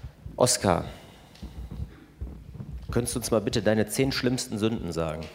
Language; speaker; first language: German; native; German